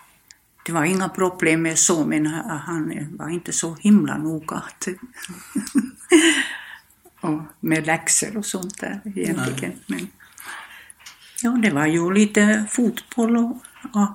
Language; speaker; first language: Swedish; non-native, fluent; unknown